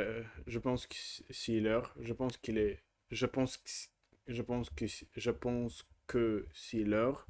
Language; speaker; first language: French; non-native, learner; Russian